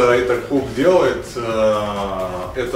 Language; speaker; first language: Russian; native; Russian